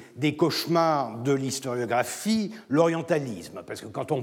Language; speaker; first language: French; non-native, fluent; Turkish